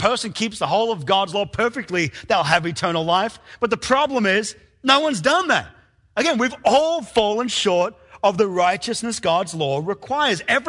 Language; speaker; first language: English; native; English